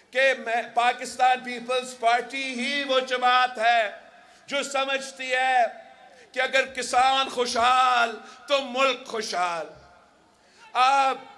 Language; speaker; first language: Urdu; early bilingual, heritage; Urdu